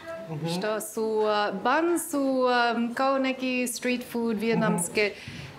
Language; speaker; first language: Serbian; non-native, learner; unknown